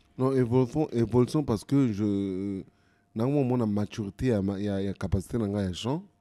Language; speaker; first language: French; non-native, local second language; Lingala